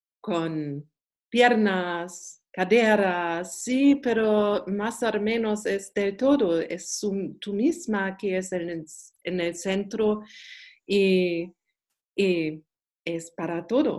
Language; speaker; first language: Spanish; non-native, learner; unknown